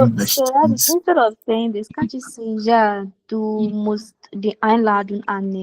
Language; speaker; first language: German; non-native, learner; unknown